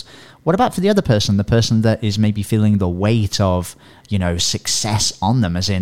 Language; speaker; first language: English; native; English